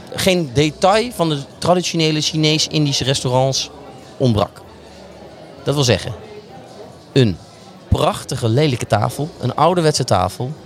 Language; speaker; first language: Dutch; native; Dutch